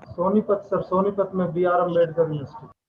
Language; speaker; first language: Hindi; native; Hindi